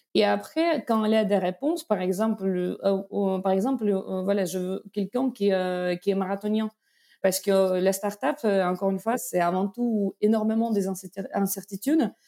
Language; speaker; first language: French; non-native, fluent; Russian